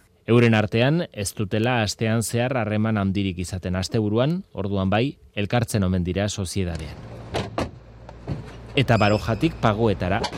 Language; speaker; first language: Basque; native; Basque